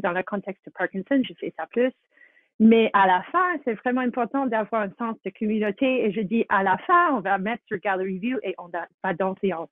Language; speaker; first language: French; non-native, fluent; English